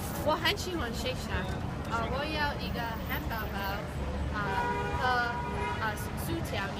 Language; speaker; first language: Chinese; non-native, learner; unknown